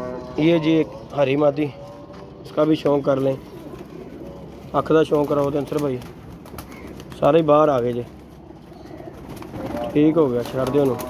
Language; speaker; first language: Hindi; non-native, local second language; Punjabi